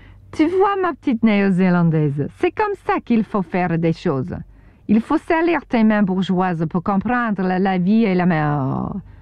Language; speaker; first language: French; non-native, fluent; English